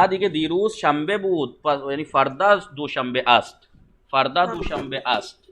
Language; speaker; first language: Persian; non-native, fluent; Urdu